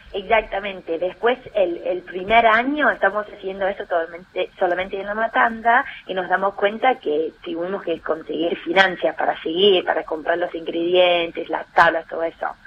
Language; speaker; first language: Spanish; non-native, fluent; English